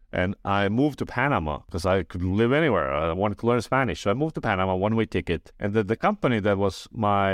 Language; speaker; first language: English; non-native, fluent; Estonian